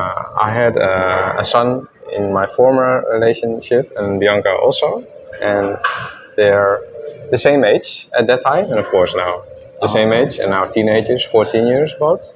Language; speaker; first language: English; non-native, fluent; Dutch